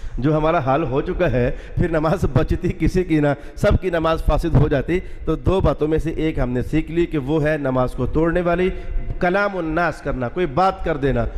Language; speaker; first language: Urdu; non-native, local second language; Punjabi